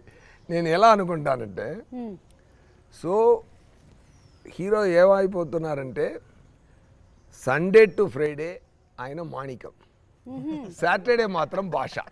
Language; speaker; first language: Telugu; non-native, learner; Tamil